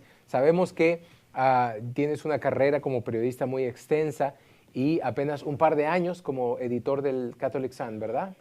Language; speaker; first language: Spanish; native; Spanish